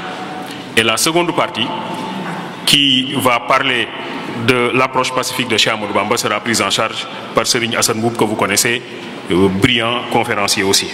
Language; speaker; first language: French; non-native, local second language; Wolof